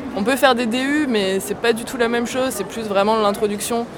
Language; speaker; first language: French; native; French